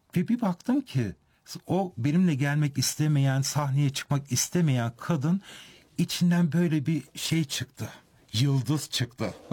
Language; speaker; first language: Turkish; early bilingual, heritage; Turkish